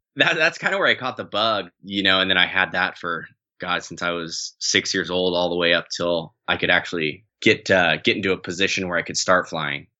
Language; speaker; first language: English; native; English